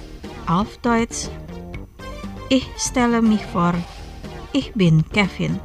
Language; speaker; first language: German; non-native, fluent; Indonesian